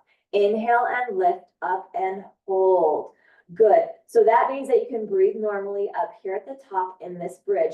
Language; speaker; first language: English; native; English